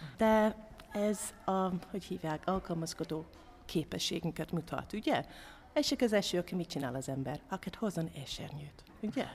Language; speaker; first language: Hungarian; non-native, fluent; English